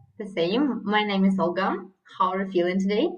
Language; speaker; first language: English; non-native, fluent; Russian